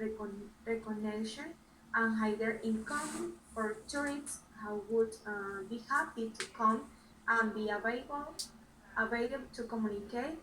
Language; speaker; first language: English; non-native, learner; Spanish